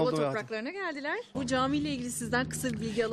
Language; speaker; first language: Turkish; native; Turkish